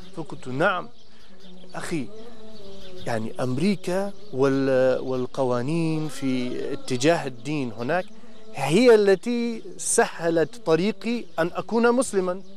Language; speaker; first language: Arabic; non-native, fluent; English